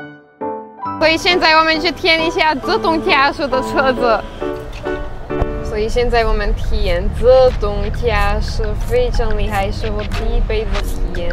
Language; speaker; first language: Chinese; non-native, fluent; Czech